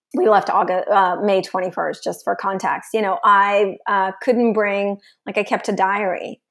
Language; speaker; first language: English; early bilingual, other home language; Russian